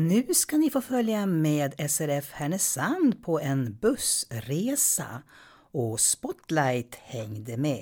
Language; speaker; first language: Swedish; native; Swedish